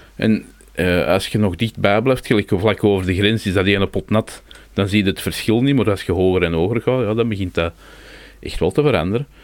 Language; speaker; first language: Dutch; native; Dutch